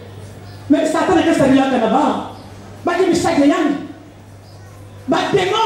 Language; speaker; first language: French; non-native, local second language; Lingala